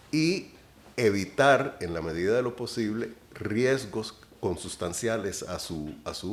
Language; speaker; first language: Spanish; native; Spanish